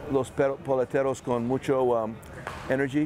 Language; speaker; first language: Spanish; non-native, learner; English